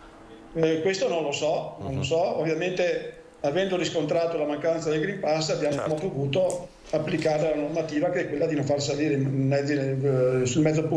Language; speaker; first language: Italian; native; Italian